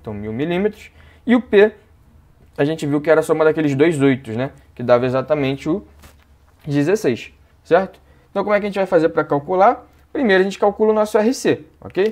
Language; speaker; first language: Portuguese; native; Portuguese